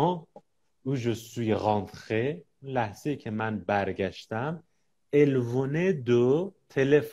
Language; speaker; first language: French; non-native, fluent; Persian